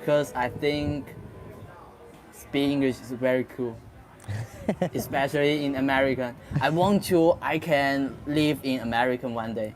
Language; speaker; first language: English; non-native, learner; Chinese